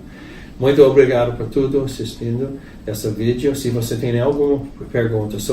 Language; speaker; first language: Portuguese; non-native, learner; English